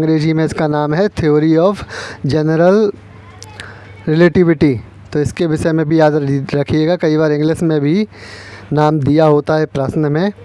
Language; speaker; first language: Hindi; native; Hindi